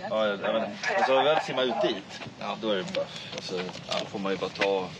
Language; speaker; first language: Swedish; native; Swedish